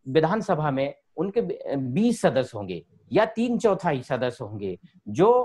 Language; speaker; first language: Hindi; native; Hindi